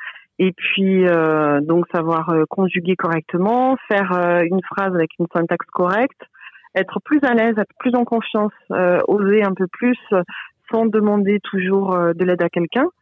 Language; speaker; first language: French; native; French